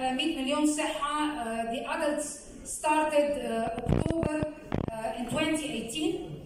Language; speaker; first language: English; non-native, local second language; Arabic